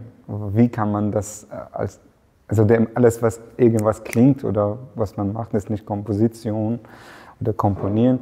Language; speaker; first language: German; non-native, fluent; Persian